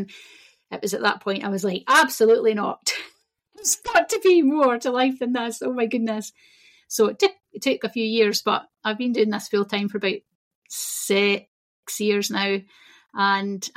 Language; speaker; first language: English; native; English